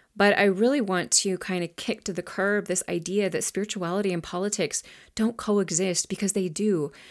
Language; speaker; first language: English; native; English